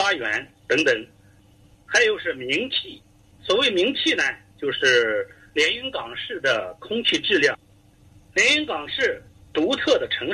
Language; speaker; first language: Chinese; native; Chinese